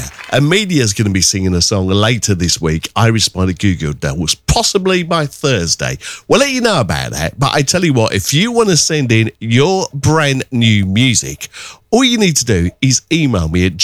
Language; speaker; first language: English; native; English